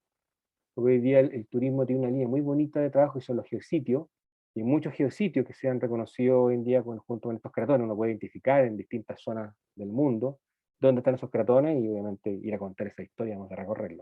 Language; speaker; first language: Spanish; native; Spanish